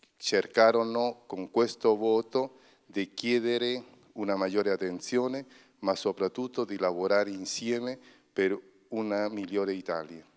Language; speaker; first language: Italian; non-native, fluent; Spanish